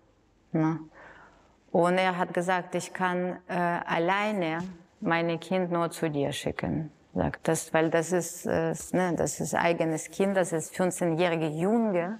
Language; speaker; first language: German; non-native, fluent; Russian